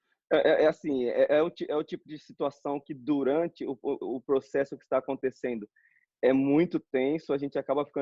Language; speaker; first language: Portuguese; native; Portuguese